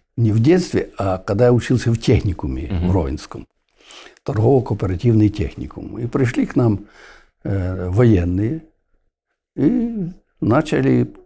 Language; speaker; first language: Russian; non-native, local second language; Ukrainian